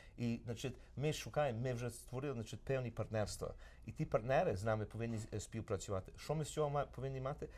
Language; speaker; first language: Ukrainian; early bilingual, heritage; Ukrainian